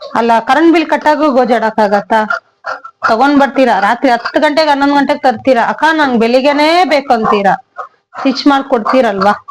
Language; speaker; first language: Kannada; non-native, local second language; Tamil